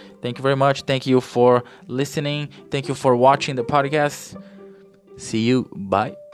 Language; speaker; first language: English; non-native, fluent; Portuguese